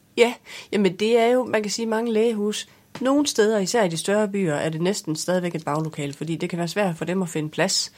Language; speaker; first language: Danish; native; Danish